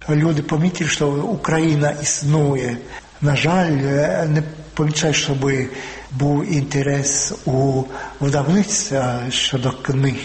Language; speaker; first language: Ukrainian; non-native, fluent; Finnish